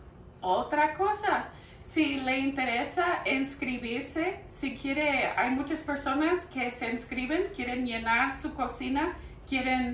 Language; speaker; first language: Spanish; early bilingual, heritage; Spanish